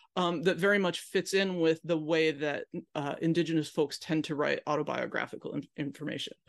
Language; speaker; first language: English; native; English